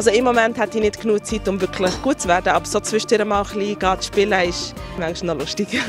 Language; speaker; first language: German; native; German